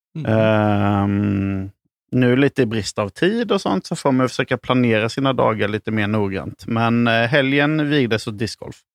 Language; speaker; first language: Swedish; native; Swedish